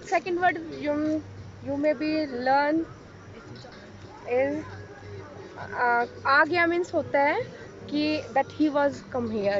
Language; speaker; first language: English; non-native, local second language; Hindi